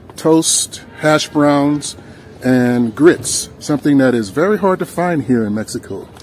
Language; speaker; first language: English; native; English